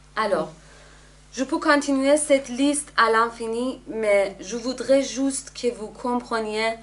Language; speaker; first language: French; non-native, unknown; Persian